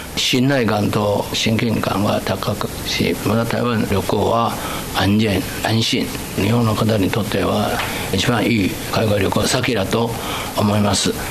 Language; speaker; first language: Japanese; non-native, fluent; Chinese